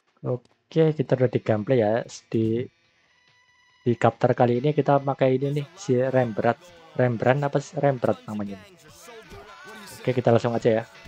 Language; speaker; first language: Indonesian; native; Indonesian